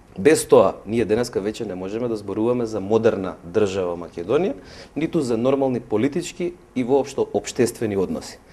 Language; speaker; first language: Macedonian; native; Macedonian